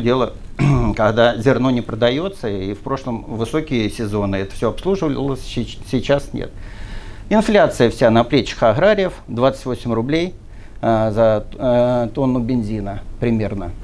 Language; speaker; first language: Russian; native; Russian